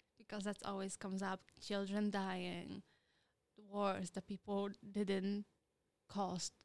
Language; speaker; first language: English; non-native, fluent; Polish